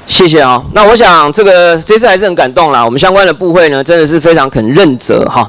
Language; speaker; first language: Chinese; native; Chinese